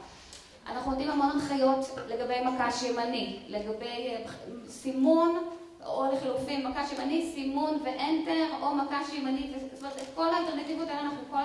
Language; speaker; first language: Hebrew; native; Hebrew